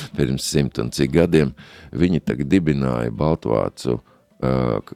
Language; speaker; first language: Latvian; native; Latvian